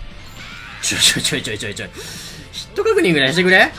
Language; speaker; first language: Japanese; native; Japanese